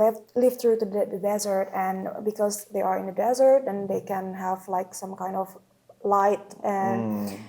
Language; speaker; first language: English; non-native, local second language; Indonesian